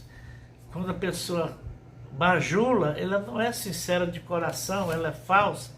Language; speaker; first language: Portuguese; native; Portuguese